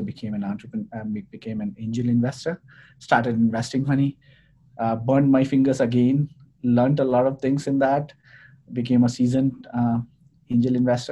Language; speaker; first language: English; non-native, local second language; Hindi